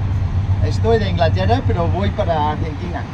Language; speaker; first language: Spanish; non-native, learner; English